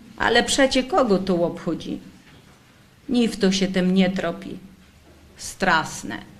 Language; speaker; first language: Polish; native; Polish